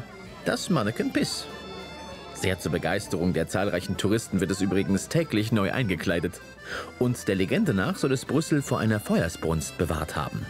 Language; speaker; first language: German; native; German